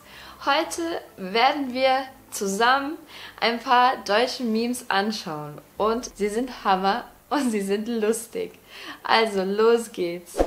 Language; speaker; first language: German; non-native, fluent; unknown